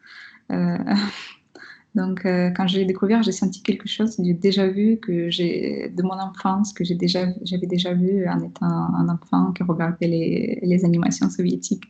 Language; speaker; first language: French; non-native, fluent; Russian